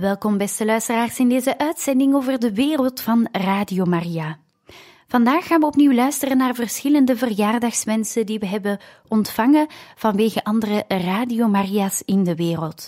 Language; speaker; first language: Dutch; native; Dutch